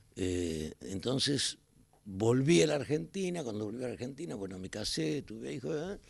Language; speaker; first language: Spanish; native; Spanish